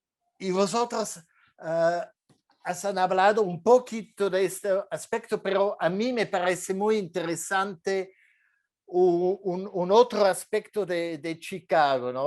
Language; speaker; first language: Spanish; non-native, fluent; French